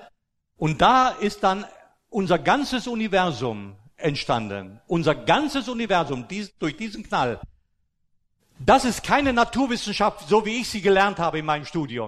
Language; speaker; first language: German; native; German